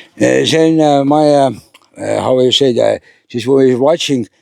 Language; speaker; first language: English; non-native, learner; Estonian